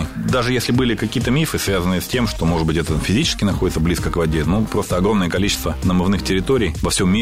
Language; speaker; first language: Russian; native; Russian